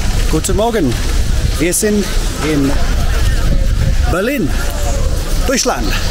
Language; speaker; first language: German; non-native, learner; English